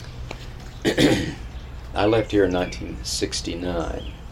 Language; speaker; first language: English; native; English